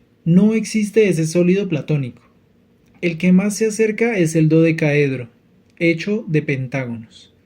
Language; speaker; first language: Spanish; native; Spanish